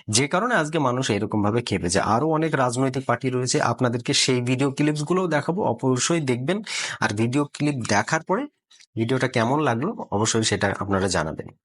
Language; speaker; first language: Bangla; native; Bangla